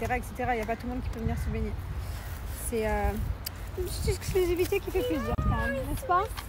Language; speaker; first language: French; native; French